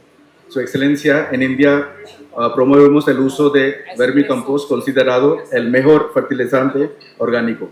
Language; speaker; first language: Spanish; non-native, learner; Tamil